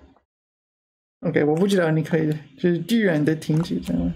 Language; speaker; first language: Chinese; non-native, learner; English